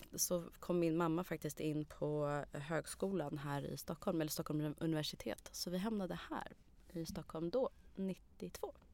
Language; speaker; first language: Swedish; early bilingual, other home language; Arabic